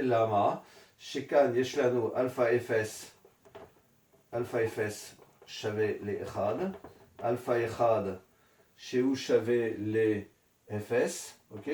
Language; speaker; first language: Hebrew; non-native, fluent; French